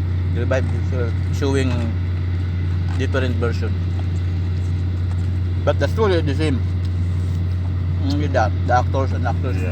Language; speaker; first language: English; non-native, learner; Filipino